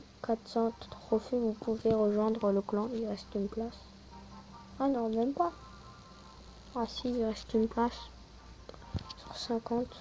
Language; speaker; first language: French; native; French